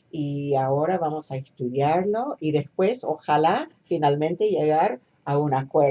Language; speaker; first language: Spanish; non-native, fluent; English